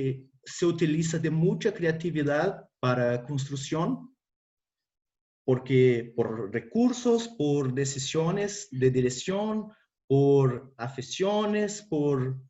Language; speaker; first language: Spanish; non-native, fluent; Portuguese